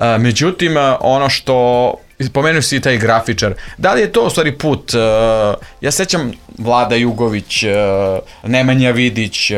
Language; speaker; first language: Serbian; native; Serbian